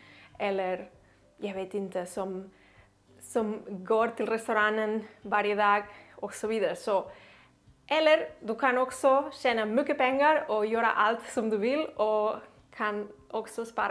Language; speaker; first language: Swedish; non-native, learner; Catalan